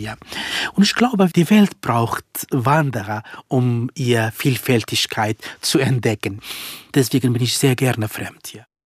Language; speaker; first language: German; non-native, fluent; Kurdish